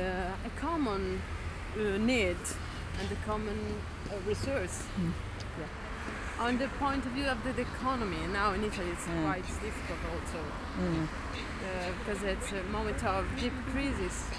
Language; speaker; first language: English; non-native, fluent; Italian